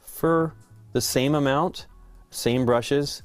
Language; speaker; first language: English; native; English